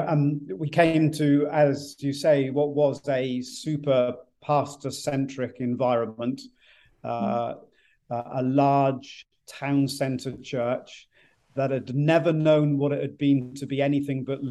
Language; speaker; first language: English; native; English